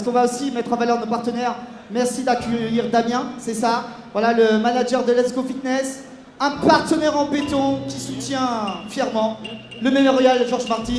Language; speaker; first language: French; native; French